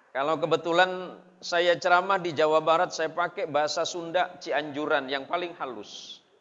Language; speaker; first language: Indonesian; non-native, local second language; Madurese